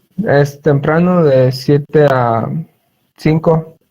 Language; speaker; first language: Spanish; native; Spanish